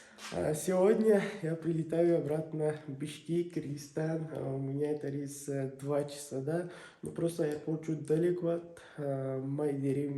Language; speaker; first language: Russian; non-native, learner; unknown